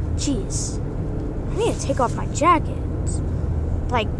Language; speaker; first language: English; native; English